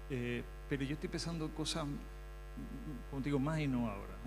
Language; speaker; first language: Spanish; native; Spanish